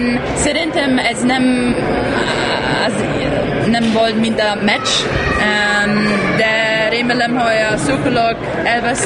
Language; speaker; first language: Hungarian; non-native, fluent; German